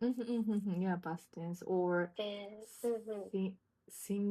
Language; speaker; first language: English; non-native, learner; Japanese